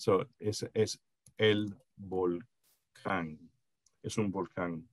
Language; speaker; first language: Spanish; non-native, fluent; English